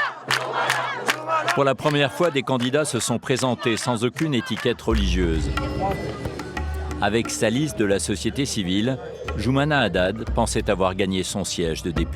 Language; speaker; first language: French; native; French